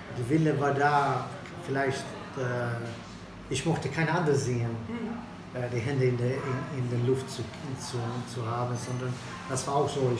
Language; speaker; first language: German; non-native, fluent; Swedish